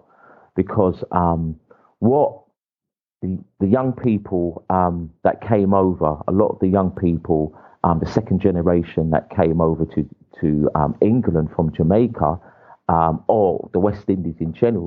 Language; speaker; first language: English; native; English